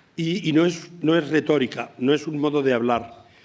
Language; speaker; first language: Spanish; native; Spanish